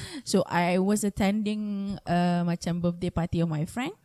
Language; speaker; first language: English; non-native, local second language; Malay